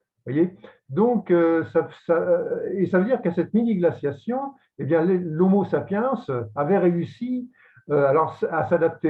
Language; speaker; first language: French; native; French